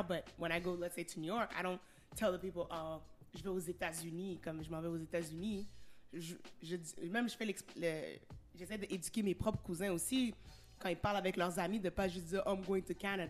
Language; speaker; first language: French; early bilingual, heritage; French